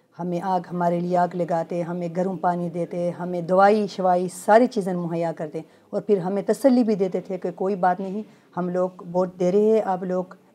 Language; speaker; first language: Urdu; non-native, local second language; Khowar